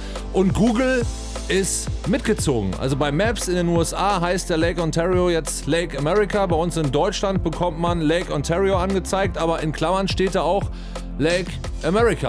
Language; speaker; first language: German; native; German